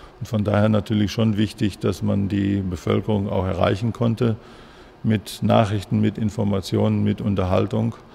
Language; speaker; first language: German; native; German